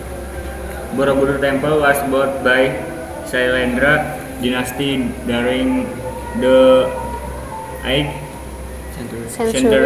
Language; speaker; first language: English; non-native, learner; Indonesian